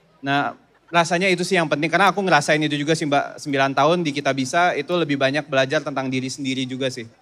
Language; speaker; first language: Indonesian; native; Indonesian